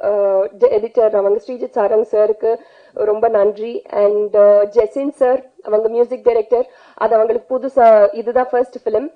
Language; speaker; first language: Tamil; non-native, learner; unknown